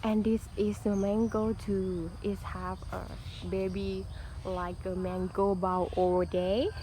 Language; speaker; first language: English; non-native, learner; Thai